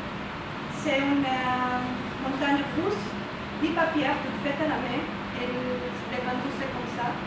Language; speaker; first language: French; non-native, fluent; Spanish